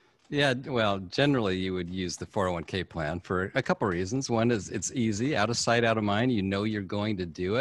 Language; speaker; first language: English; native; English